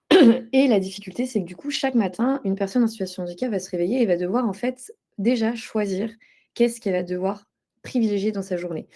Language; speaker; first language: French; native; French